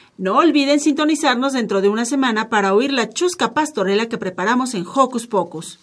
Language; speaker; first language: Spanish; native; Spanish